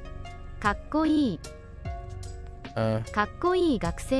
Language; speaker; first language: Japanese; non-native, learner; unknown